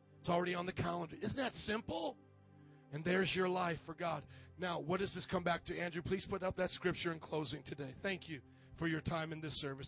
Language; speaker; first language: English; native; English